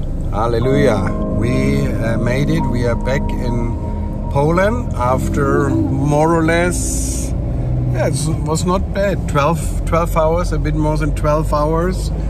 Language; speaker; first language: English; non-native, fluent; German